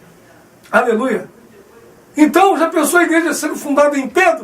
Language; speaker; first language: Portuguese; native; Portuguese